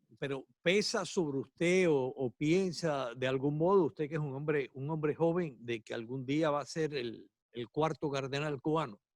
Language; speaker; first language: Spanish; native; Spanish